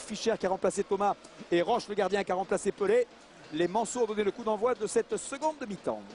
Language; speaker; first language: French; native; French